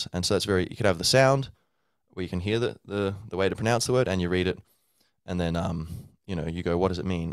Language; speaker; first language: English; native; English